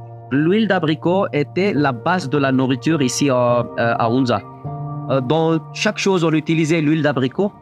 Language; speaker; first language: French; non-native, fluent; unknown